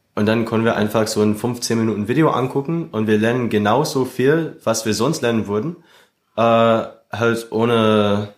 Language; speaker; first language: German; non-native, fluent; English